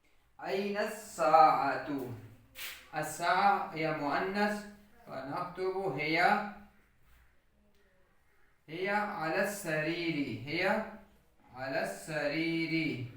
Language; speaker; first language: Arabic; non-native, fluent; Urdu